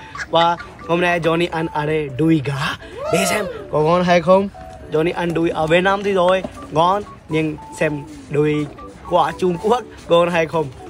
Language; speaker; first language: Vietnamese; non-native, learner; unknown